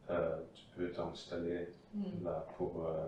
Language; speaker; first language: French; non-native, fluent; Dutch